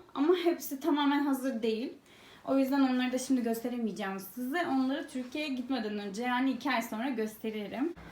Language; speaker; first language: Turkish; early bilingual, heritage; Turkish